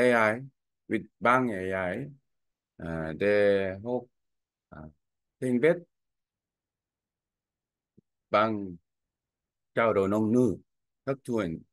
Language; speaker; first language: Vietnamese; non-native, learner; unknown